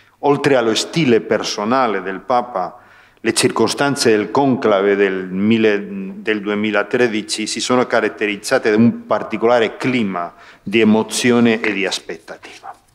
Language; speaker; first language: Italian; non-native, fluent; Spanish